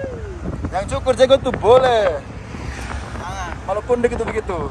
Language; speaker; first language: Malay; non-native, local second language; Javanese